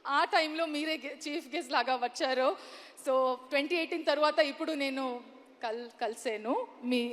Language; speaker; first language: Telugu; non-native, local second language; Kannada